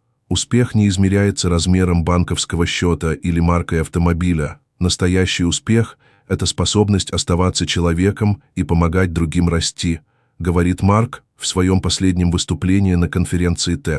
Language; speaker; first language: Russian; native; Russian